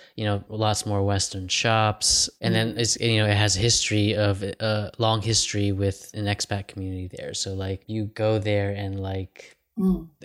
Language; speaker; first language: English; native; English